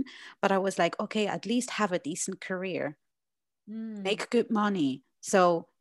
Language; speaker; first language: English; non-native, fluent; German